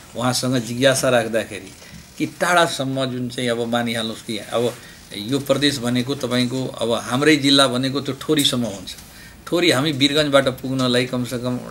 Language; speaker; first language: Nepali; non-native, local second language; Bhojpuri